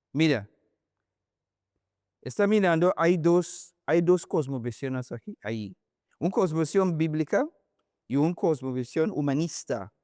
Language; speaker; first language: Spanish; non-native, learner; English